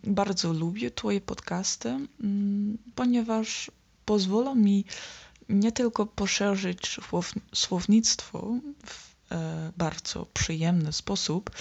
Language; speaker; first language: Polish; non-native, learner; Dutch